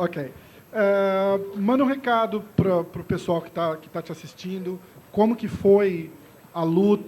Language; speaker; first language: Portuguese; native; Portuguese